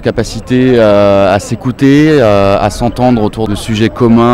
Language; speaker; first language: French; native; French